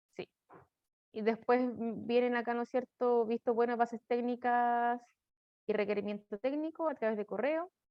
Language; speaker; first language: Spanish; native; Spanish